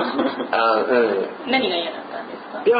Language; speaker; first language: Japanese; native; Japanese